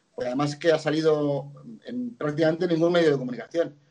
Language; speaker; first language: Spanish; native; Spanish